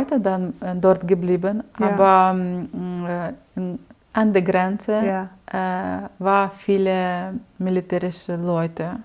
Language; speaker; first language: German; non-native, learner; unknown